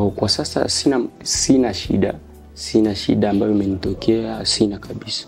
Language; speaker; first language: Swahili; native; Swahili